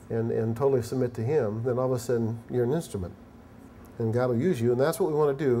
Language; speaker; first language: English; native; English